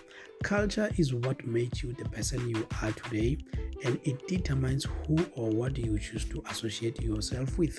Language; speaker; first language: English; non-native, local second language; Northern Sotho